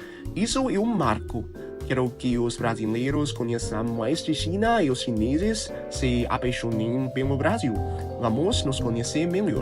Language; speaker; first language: Portuguese; non-native, learner; Chinese